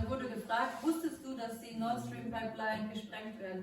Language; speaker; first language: German; native; German